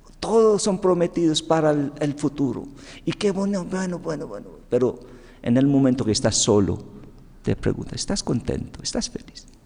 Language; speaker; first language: Spanish; non-native, fluent; Filipino